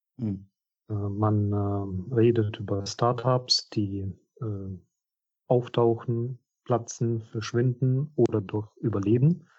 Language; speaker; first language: German; non-native, fluent; Russian